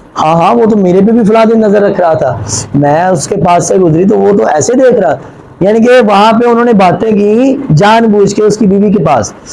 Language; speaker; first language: Urdu; non-native, local second language; Punjabi